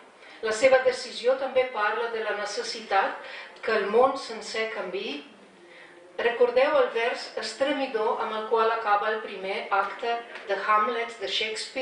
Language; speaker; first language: Catalan; non-native, fluent; Slovenian